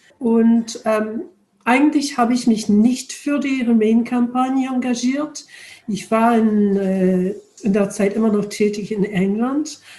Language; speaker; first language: German; non-native, fluent; English